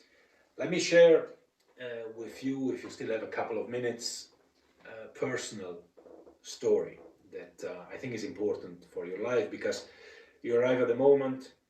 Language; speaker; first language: English; non-native, fluent; Italian